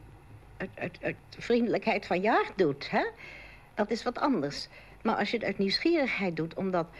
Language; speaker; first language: Dutch; native; Dutch